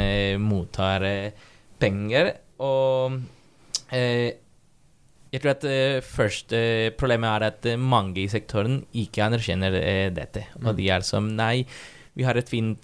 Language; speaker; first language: Norwegian; non-native, fluent; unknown